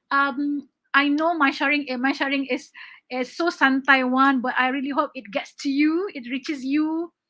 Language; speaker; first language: English; non-native, local second language; Malay